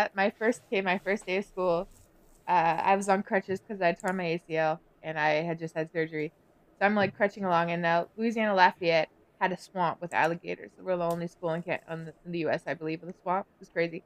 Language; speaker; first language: English; native; English